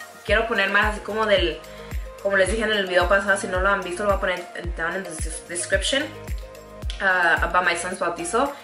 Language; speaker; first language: Spanish; early bilingual, heritage; Spanish